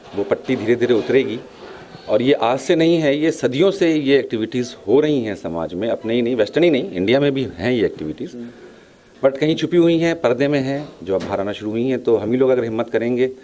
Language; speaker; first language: Hindi; native; Hindi